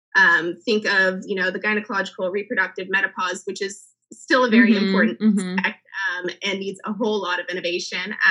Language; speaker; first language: English; native; English